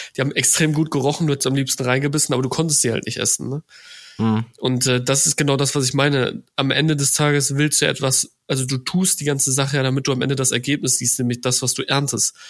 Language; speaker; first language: German; native; German